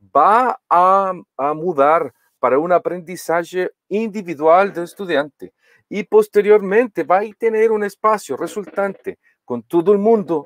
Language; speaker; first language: Portuguese; non-native, learner; Spanish